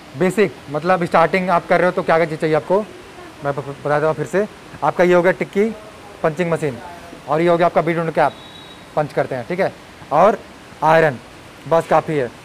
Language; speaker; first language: Hindi; native; Hindi